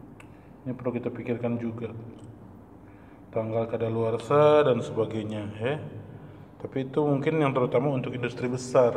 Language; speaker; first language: Indonesian; native; Indonesian